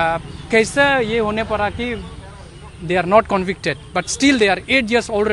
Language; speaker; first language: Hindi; non-native, local second language; Karbi